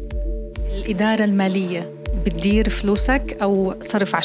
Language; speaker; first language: Arabic; native; Arabic